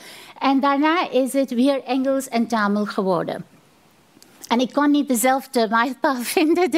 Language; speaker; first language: Dutch; non-native, fluent; Tamil